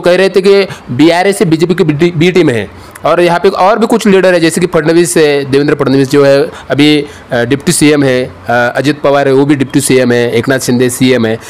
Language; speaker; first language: Hindi; non-native, local second language; Marathi